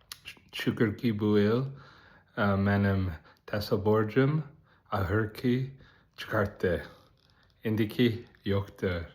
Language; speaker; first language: Turkish; non-native, learner; Azerbaijani